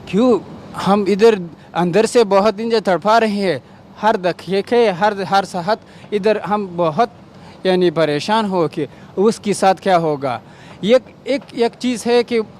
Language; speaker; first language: Hindi; non-native, learner; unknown